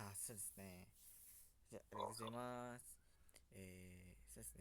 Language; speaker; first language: Japanese; non-native, learner; Indonesian